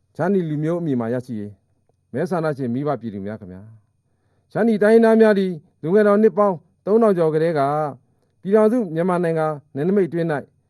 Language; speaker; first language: Burmese; non-native, local second language; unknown